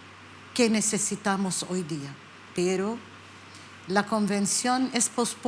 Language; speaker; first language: Spanish; non-native, learner; Arabic